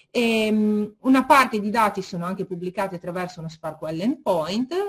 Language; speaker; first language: Italian; native; Italian